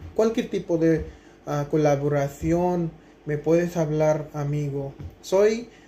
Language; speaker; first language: Spanish; non-native, fluent; Hindi